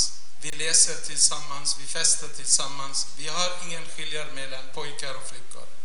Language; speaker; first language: Swedish; non-native, fluent; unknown